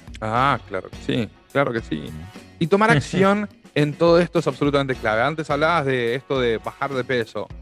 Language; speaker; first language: Spanish; native; Spanish